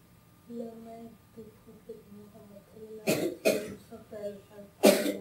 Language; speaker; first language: French; non-native, learner; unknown